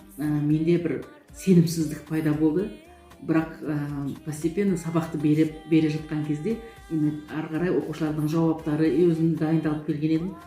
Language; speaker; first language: Kazakh; non-native, local second language; Uyghur